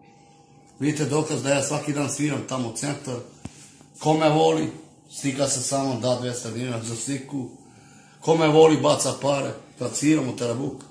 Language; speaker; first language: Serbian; non-native, local second language; Romany